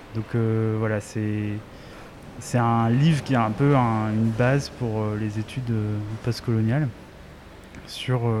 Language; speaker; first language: French; native; French